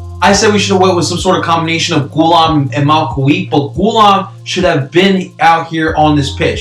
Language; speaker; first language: English; native; English